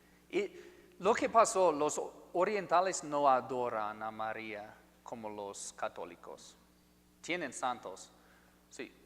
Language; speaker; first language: Spanish; non-native, fluent; English